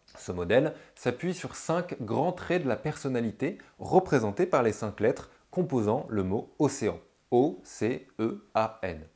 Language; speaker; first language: French; native; French